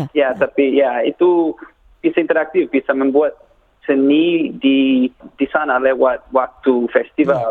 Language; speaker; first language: Indonesian; non-native, learner; English